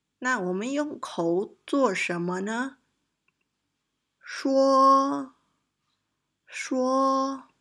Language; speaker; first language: Chinese; non-native, local second language; Malay